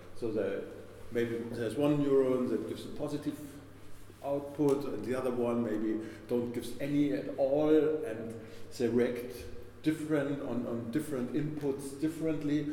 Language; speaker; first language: English; non-native, fluent; German